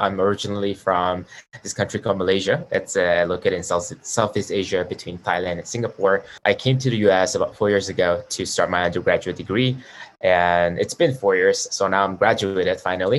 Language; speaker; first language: English; non-native, local second language; Chinese